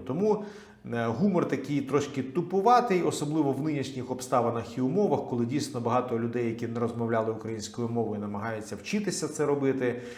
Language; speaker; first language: Ukrainian; non-native, local second language; Russian